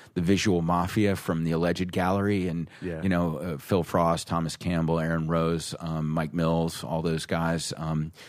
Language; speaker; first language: English; native; English